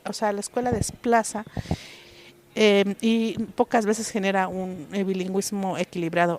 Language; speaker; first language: Spanish; non-native, local second language; Mixtepec Mixtec